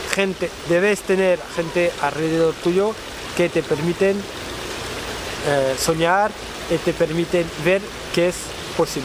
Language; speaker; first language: Spanish; non-native, fluent; French